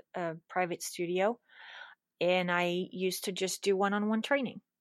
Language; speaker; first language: English; non-native, fluent; German